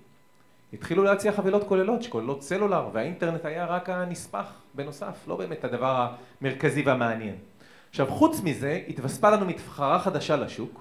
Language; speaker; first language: Hebrew; native; Hebrew